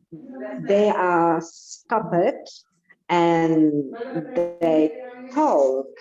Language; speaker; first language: English; non-native, learner; Italian